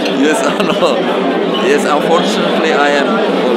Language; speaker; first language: English; non-native, learner; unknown